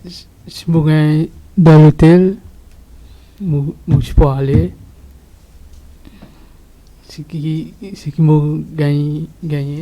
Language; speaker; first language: French; non-native, local second language; Morisyen